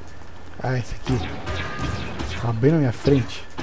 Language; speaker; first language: Portuguese; native; Portuguese